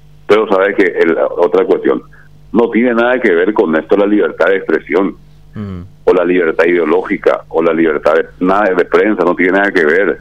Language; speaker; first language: Spanish; native; Spanish